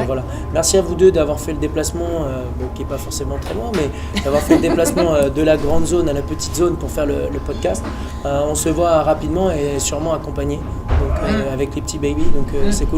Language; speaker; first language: French; native; French